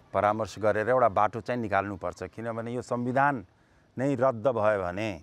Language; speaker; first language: Nepali; native; Nepali